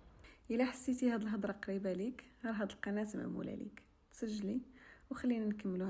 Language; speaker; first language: Arabic; native; Arabic